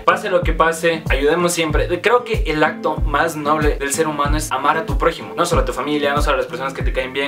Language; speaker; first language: Spanish; native; Spanish